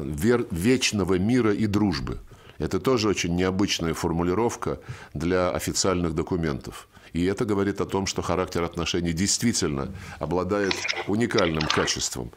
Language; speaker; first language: Russian; native; Russian